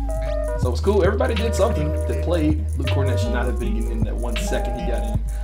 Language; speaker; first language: English; native; English